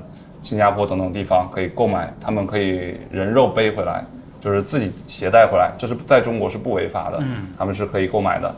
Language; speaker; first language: Chinese; native; Chinese